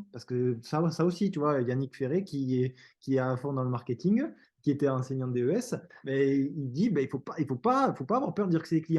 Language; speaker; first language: French; native; French